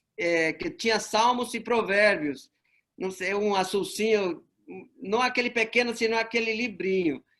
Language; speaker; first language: Portuguese; non-native, fluent; Spanish